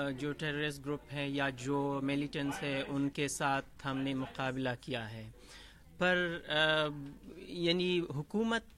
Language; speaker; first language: Urdu; non-native, fluent; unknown